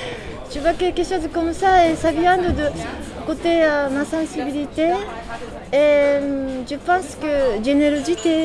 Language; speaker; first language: French; non-native, learner; Japanese